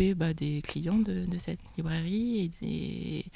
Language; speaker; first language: French; native; French